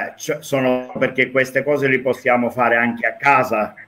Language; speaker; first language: Italian; non-native, fluent; Greek